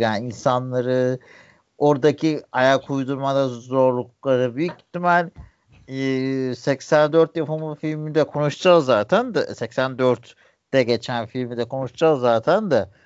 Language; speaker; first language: Turkish; native; Turkish